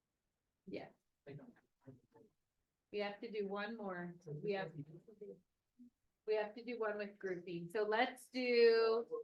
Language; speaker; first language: English; native; English